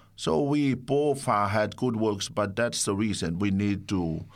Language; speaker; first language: English; non-native, fluent; Samoan